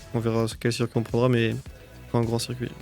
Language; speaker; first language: French; native; French